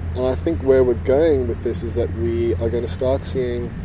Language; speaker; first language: English; native; English